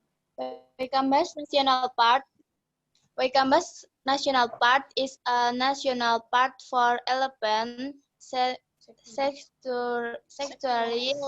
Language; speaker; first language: English; non-native, learner; Indonesian